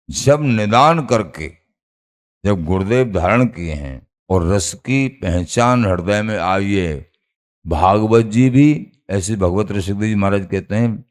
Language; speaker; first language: Hindi; native; Hindi